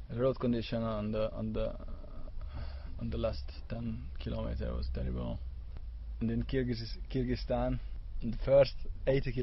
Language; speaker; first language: English; non-native, learner; Hungarian